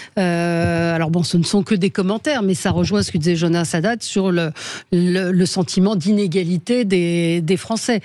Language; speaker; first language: French; native; French